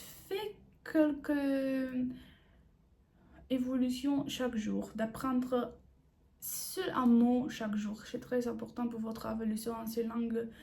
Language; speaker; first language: French; non-native, learner; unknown